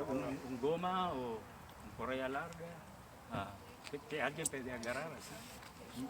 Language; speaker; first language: Spanish; non-native, learner; French